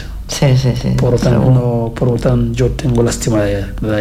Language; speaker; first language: Catalan; non-native, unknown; Fula